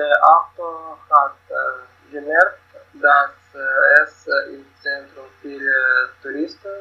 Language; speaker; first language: German; non-native, learner; Russian